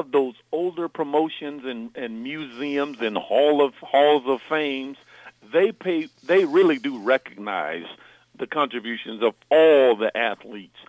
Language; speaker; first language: English; native; English